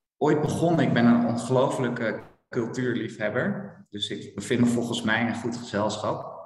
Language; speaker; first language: Dutch; native; Dutch